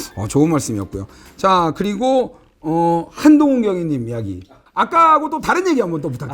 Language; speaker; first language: Korean; native; Korean